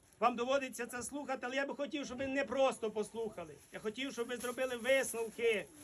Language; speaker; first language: Ukrainian; native; Ukrainian